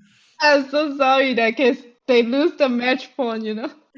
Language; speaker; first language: English; non-native, fluent; Chinese